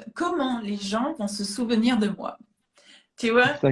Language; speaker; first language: French; native; French